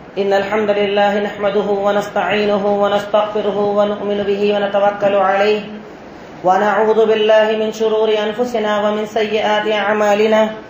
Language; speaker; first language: Urdu; native; Urdu